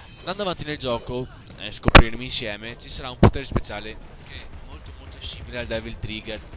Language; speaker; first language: Italian; native; Italian